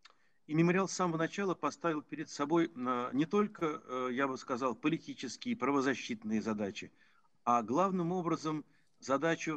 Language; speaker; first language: Russian; native; Russian